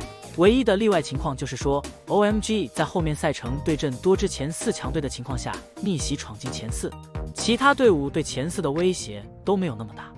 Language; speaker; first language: Chinese; native; Chinese